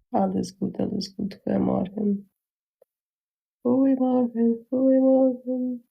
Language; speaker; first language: Dutch; non-native, learner; Russian